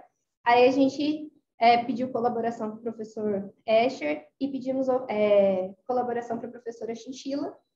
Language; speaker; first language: Portuguese; native; Portuguese